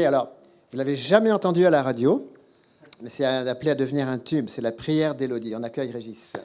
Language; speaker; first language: French; native; French